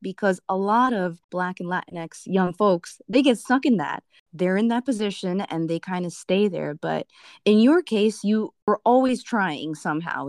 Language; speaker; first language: English; early bilingual, other home language; Spanish